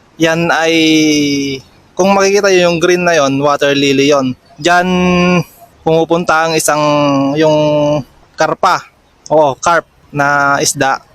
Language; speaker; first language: Filipino; non-native, local second language; Iloko